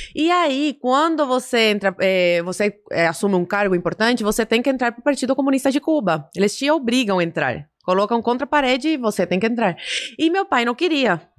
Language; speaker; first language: Portuguese; early bilingual, other home language; Spanish